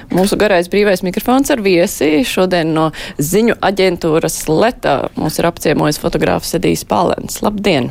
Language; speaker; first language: Latvian; native; Latvian